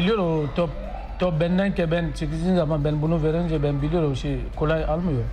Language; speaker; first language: Turkish; non-native, learner; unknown